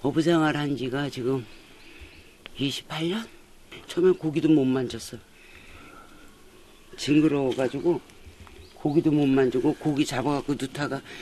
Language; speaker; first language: Korean; native; Korean